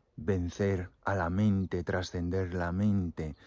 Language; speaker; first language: Spanish; native; Spanish